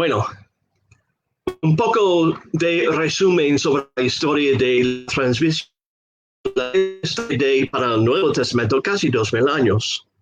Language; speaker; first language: Spanish; non-native, fluent; English